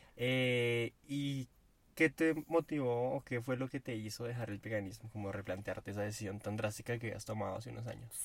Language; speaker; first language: Spanish; native; Spanish